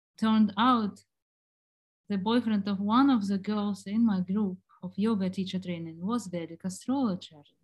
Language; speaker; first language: English; non-native, fluent; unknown